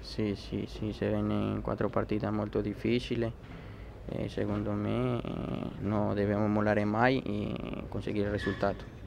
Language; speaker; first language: Italian; non-native, learner; Spanish